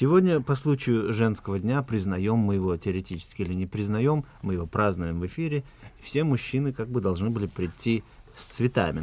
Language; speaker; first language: Russian; native; Russian